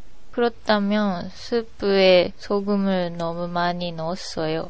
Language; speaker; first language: Korean; non-native, learner; Japanese